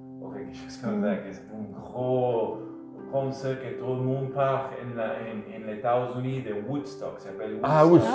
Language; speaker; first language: French; non-native, learner; Spanish